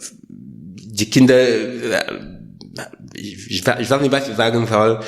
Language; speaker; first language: German; non-native, learner; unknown